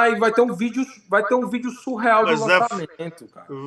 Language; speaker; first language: Portuguese; native; Portuguese